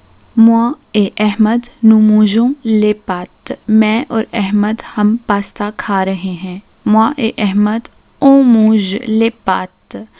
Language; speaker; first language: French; non-native, fluent; Urdu